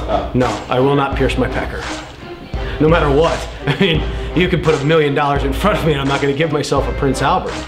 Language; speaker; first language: English; native; English